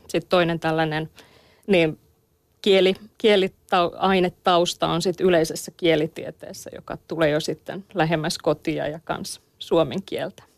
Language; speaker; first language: Finnish; native; Finnish